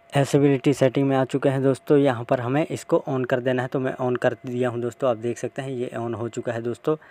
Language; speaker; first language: Hindi; native; Hindi